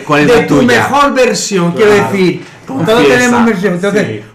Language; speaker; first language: Spanish; native; Spanish